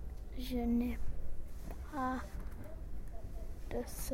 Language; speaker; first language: French; non-native, learner; English